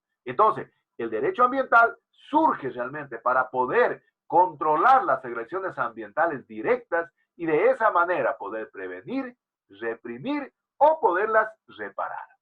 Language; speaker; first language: Spanish; native; Spanish